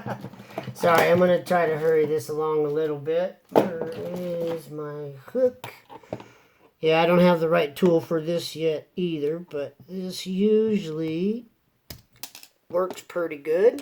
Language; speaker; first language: English; native; English